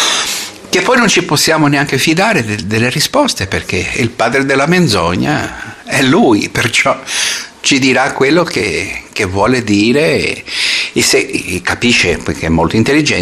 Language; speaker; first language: Italian; non-native, fluent; Portuguese